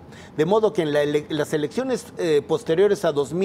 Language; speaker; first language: Spanish; native; Spanish